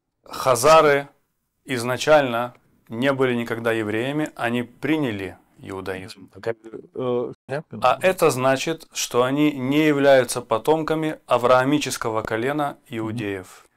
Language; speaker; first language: Russian; native; Russian